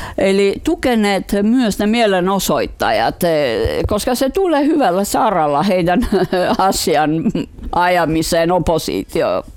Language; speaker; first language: Finnish; non-native, fluent; Albanian